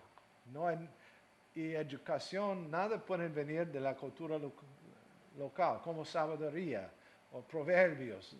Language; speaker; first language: Spanish; non-native, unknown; English